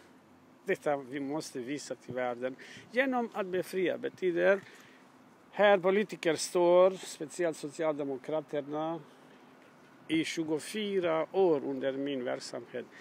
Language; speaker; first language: Swedish; non-native, learner; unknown